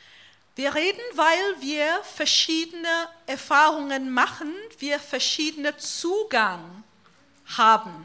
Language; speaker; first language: German; non-native, fluent; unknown